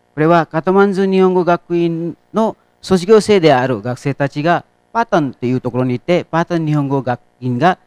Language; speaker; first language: Japanese; non-native, fluent; Nepali